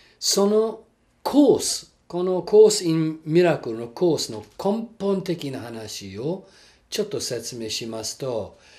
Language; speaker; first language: Japanese; non-native, fluent; English